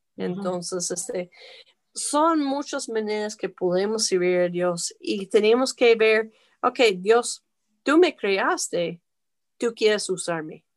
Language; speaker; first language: Spanish; non-native, fluent; English